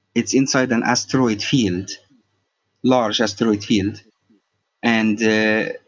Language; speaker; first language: English; non-native, fluent; Arabic